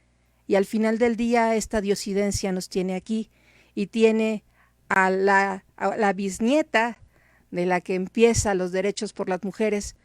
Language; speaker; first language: Spanish; native; Spanish